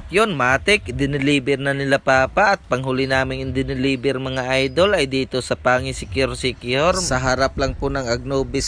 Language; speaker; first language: Filipino; native; Filipino